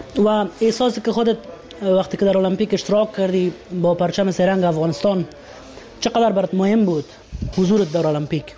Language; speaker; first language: Persian; native; Persian